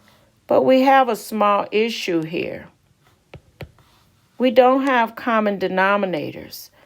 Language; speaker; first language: English; native; English